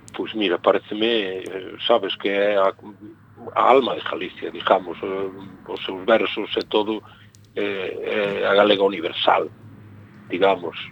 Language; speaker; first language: Galician; native; Galician